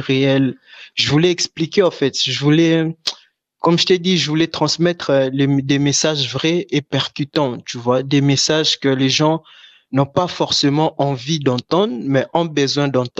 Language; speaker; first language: French; non-native, local second language; Lingala